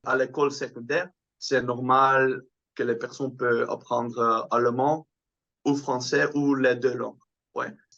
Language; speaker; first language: French; non-native, fluent; Dutch